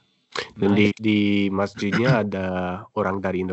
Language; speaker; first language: Indonesian; non-native, learner; English